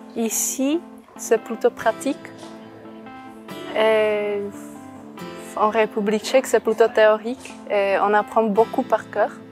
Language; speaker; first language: French; non-native, fluent; Czech